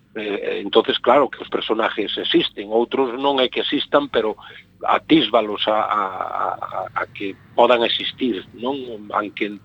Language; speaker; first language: Galician; native; Galician